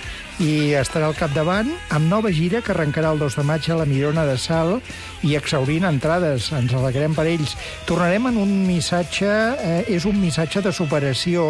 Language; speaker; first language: Catalan; native; Catalan